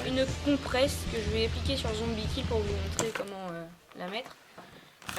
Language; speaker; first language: French; native; French